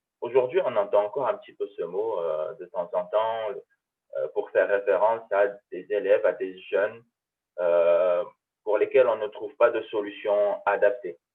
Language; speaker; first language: French; early bilingual, other home language; Arabic